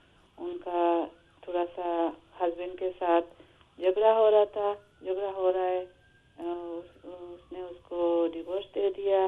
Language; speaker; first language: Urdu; non-native, fluent; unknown